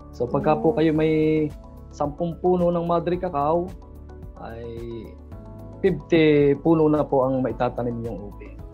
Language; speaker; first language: Filipino; native; Filipino